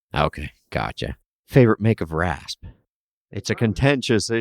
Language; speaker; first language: English; native; English